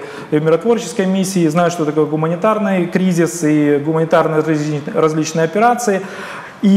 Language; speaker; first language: Russian; native; Russian